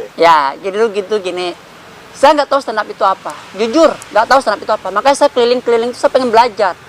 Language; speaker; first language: Indonesian; non-native, local second language; Minangkabau